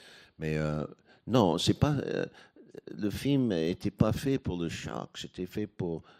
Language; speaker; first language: French; non-native, fluent; English